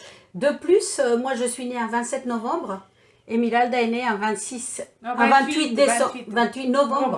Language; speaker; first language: French; non-native, fluent; Spanish